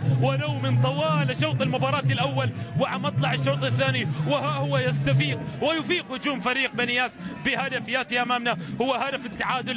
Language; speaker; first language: Arabic; native; Arabic